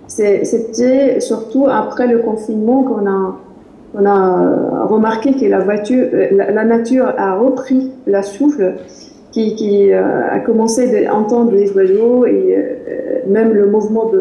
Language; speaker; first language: French; non-native, fluent; Arabic